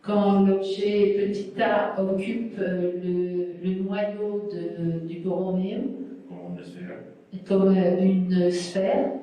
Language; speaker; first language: French; non-native, fluent; Spanish